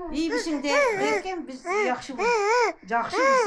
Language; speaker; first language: Turkish; non-native, local second language; Kyrgyz